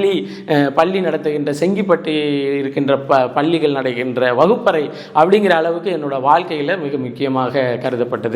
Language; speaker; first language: Tamil; native; Tamil